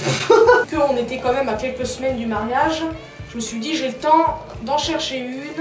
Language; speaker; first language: French; native; French